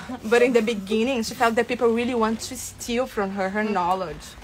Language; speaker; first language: English; non-native, fluent; Portuguese